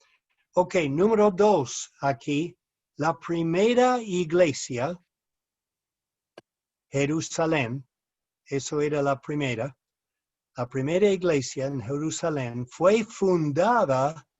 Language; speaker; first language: Spanish; non-native, fluent; English